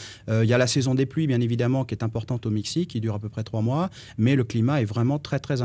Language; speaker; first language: French; native; French